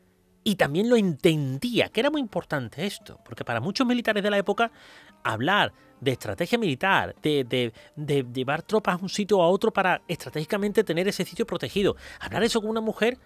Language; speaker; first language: Spanish; native; Spanish